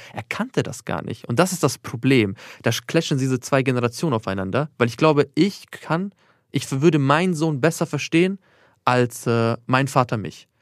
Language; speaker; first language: German; early bilingual, other home language; Albanian